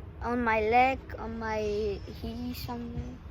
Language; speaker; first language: English; non-native, learner; Thai